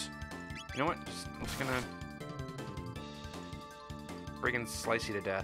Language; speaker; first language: English; native; English